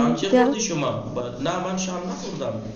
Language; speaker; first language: Persian; non-native, fluent; Urdu